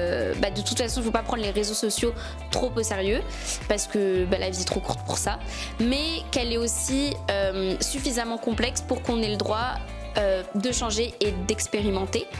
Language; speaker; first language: French; native; French